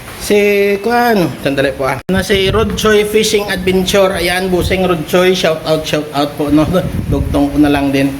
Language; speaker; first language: Filipino; non-native, local second language; Hiligaynon